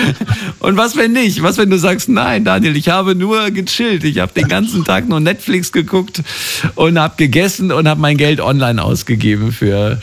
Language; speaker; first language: German; native; German